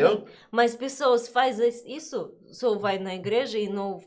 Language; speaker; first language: Portuguese; non-native, learner; Russian